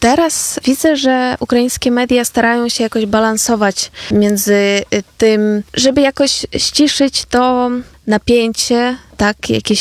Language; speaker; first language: Polish; non-native, fluent; Ukrainian